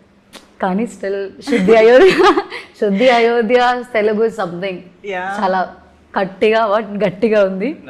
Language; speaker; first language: Telugu; non-native, learner; Malayalam